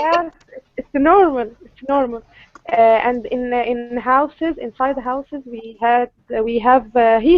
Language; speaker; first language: English; non-native, learner; Arabic